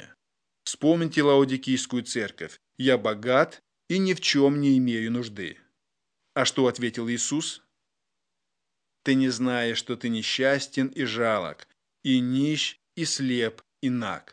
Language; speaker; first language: Russian; native; Russian